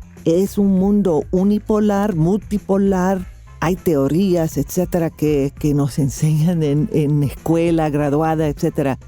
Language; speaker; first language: Spanish; non-native, fluent; English